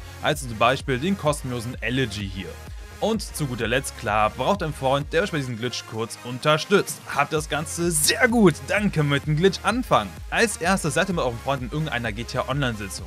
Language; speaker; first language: German; native; German